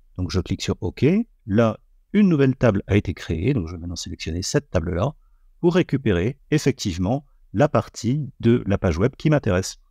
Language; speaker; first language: French; native; French